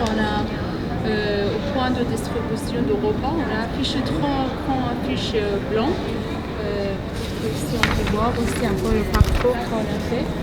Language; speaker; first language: French; non-native, fluent; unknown